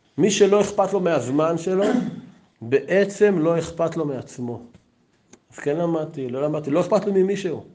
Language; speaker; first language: Hebrew; native; Hebrew